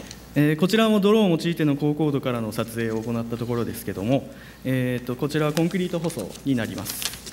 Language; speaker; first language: Japanese; native; Japanese